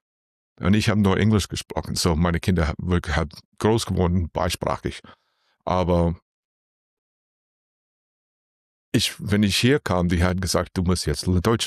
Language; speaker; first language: German; non-native, learner; English